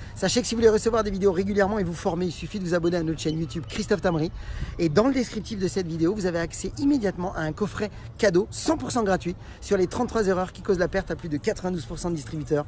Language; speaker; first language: French; native; French